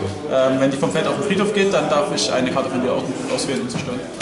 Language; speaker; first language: German; native; German